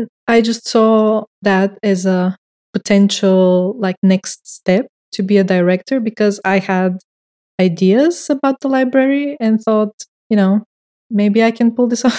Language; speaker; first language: English; non-native, fluent; Bulgarian